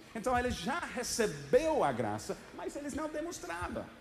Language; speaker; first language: Portuguese; non-native, fluent; English